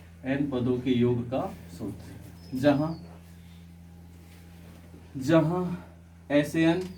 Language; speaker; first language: Hindi; native; Hindi